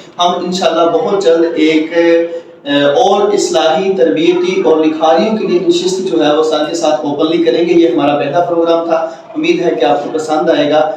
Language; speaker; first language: Urdu; non-native, local second language; Punjabi